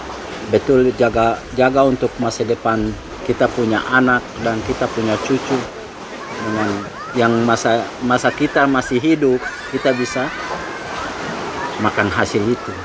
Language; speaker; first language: Indonesian; non-native, local second language; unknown